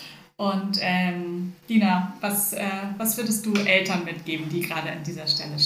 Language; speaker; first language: German; native; German